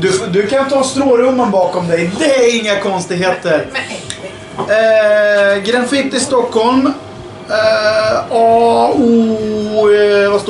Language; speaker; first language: Swedish; native; Swedish